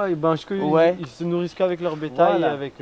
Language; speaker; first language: French; native; French